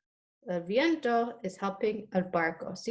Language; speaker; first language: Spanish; non-native, fluent; English